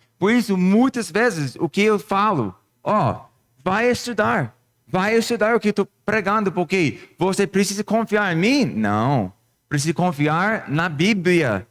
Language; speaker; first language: Portuguese; non-native, fluent; English